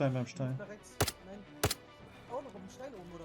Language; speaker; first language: German; native; German